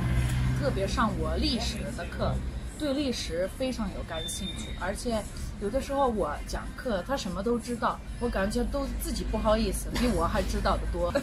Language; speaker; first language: Chinese; non-native, fluent; Bosnian